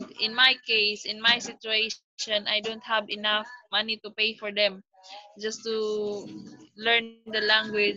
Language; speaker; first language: English; non-native, local second language; Filipino